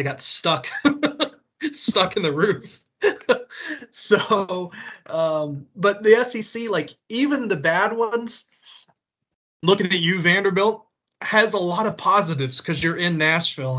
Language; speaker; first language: English; native; English